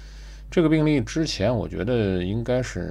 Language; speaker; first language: Chinese; native; Chinese